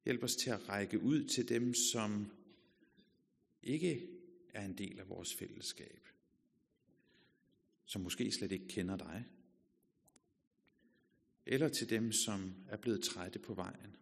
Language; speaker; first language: Danish; native; Danish